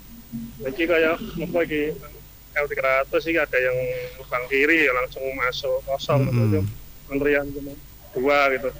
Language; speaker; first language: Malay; non-native, local second language; Javanese